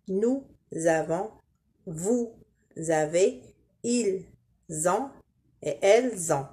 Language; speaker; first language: French; non-native, local second language; Arabic